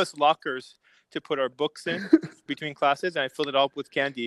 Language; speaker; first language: English; early bilingual, other home language; Persian